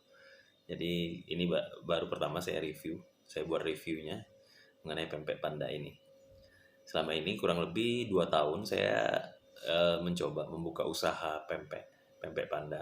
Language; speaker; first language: Indonesian; native; Indonesian